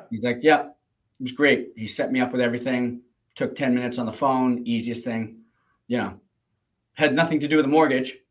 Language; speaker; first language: English; native; English